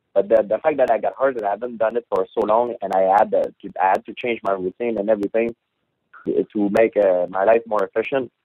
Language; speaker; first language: English; non-native, fluent; French